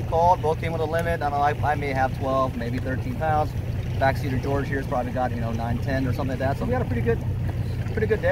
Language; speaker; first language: English; native; English